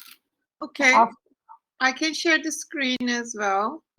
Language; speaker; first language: English; non-native, fluent; Turkish